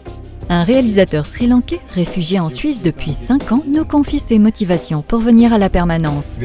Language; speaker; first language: French; native; French